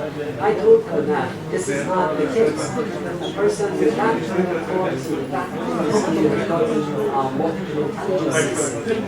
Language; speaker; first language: English; non-native, fluent; Persian